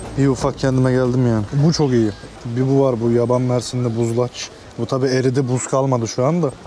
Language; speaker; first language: Turkish; native; Turkish